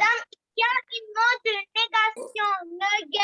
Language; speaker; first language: French; non-native, learner; Arabic